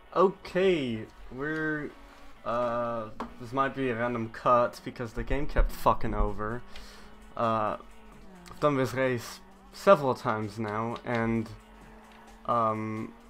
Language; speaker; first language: English; native; English